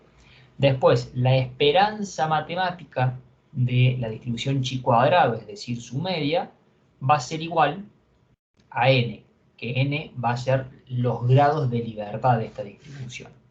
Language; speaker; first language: Spanish; native; Spanish